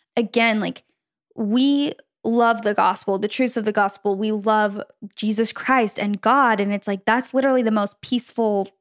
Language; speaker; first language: English; native; English